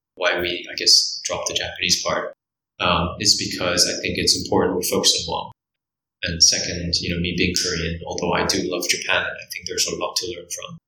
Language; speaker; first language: English; early bilingual, other home language; Korean